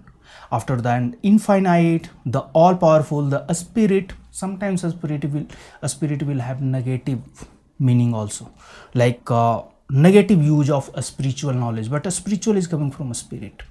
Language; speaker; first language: English; non-native, local second language; Hindi